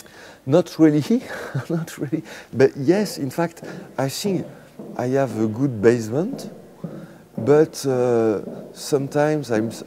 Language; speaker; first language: English; non-native, fluent; French